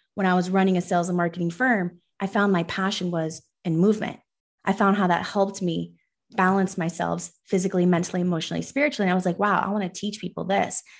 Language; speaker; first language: English; early bilingual, other home language; Persian